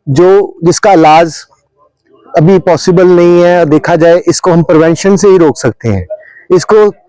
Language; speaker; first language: Hindi; non-native, local second language; Punjabi